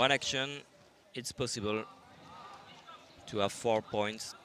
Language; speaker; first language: English; non-native, learner; French